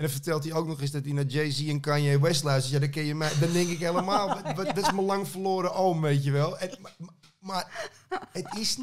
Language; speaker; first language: Dutch; native; Dutch